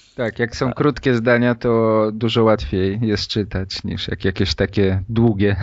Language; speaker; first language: Polish; native; Polish